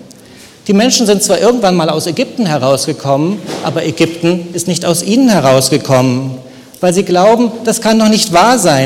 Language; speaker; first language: German; native; German